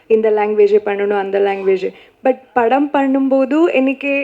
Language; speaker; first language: Tamil; non-native, local second language; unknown